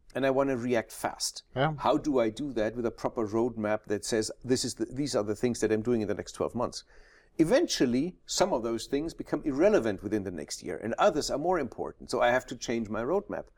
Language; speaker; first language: English; non-native, fluent; German